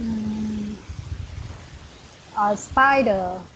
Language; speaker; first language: English; non-native, learner; Vietnamese